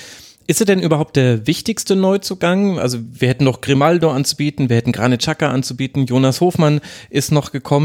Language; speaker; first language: German; native; German